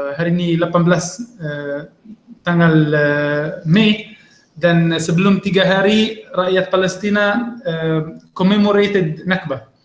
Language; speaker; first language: Malay; non-native, learner; Arabic